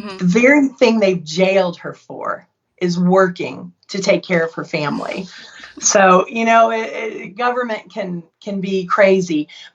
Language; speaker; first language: English; native; English